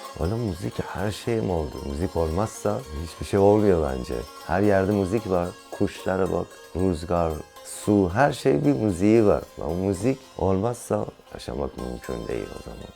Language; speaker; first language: Turkish; non-native, learner; Persian